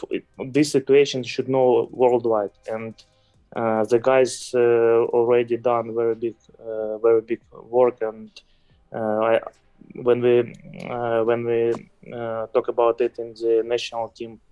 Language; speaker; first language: English; non-native, fluent; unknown